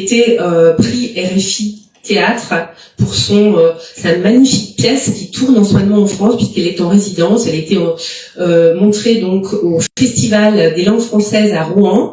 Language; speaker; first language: French; native; French